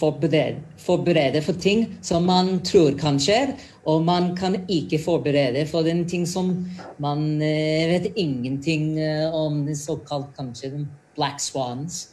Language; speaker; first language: Norwegian; non-native, fluent; English